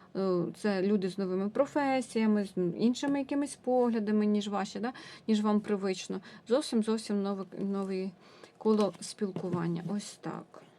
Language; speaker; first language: Ukrainian; non-native, local second language; Russian